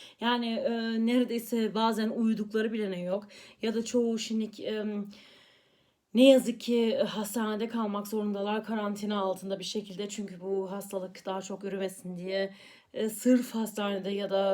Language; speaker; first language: Turkish; early bilingual, heritage; Turkish